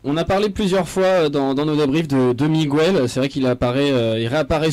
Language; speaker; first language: French; native; French